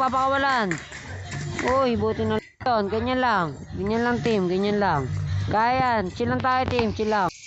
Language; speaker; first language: Filipino; native; Filipino